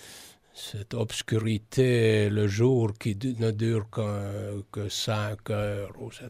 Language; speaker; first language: French; non-native, fluent; Estonian